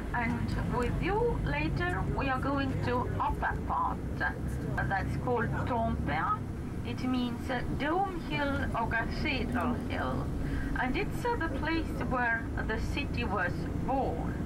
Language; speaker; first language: English; non-native, fluent; Estonian